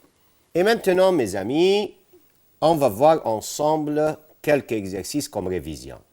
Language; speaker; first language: French; non-native, fluent; Arabic